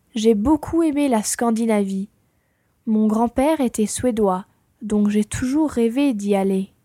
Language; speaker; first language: French; non-native, learner; English